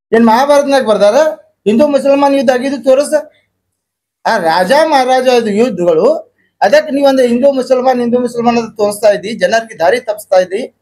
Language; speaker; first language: Kannada; non-native, local second language; Urdu